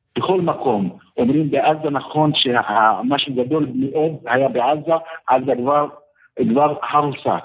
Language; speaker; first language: Hebrew; non-native, fluent; Arabic